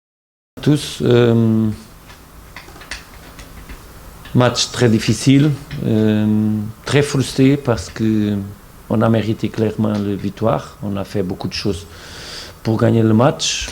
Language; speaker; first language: French; non-native, fluent; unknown